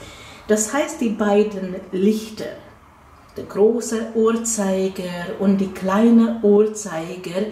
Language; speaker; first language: German; non-native, fluent; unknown